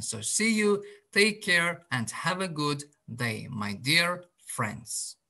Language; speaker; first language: English; non-native, fluent; Azerbaijani